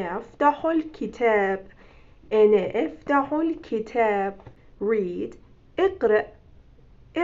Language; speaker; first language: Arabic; non-native, fluent; Persian